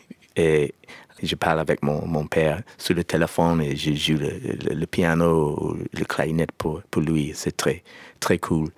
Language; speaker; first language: French; non-native, learner; English